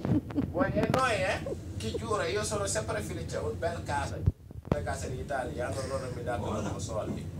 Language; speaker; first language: Italian; non-native, learner; Wolof